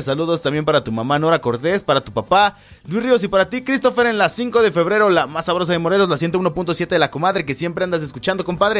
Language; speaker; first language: Spanish; native; Spanish